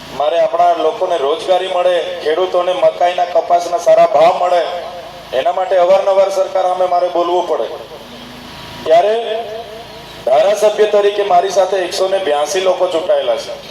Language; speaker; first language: Gujarati; non-native, local second language; Vasavi